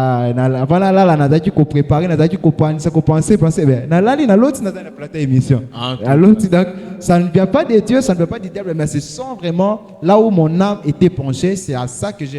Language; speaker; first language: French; non-native, local second language; Lingala